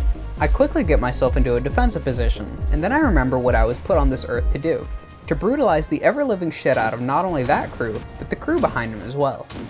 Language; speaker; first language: English; native; English